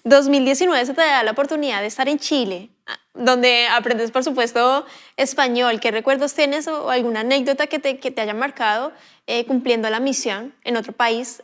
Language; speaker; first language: Spanish; native; Spanish